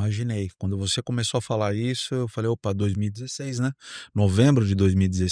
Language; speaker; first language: Portuguese; native; Portuguese